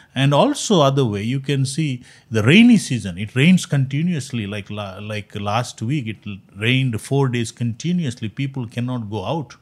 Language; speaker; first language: English; non-native, local second language; Konkani